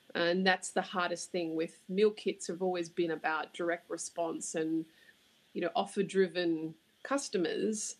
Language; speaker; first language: English; native; English